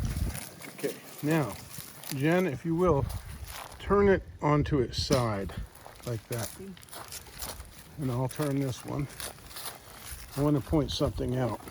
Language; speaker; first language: English; native; English